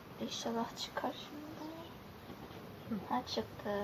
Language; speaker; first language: Turkish; early bilingual, heritage; Turkish